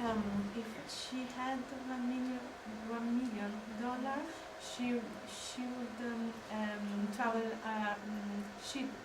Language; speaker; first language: English; non-native, learner; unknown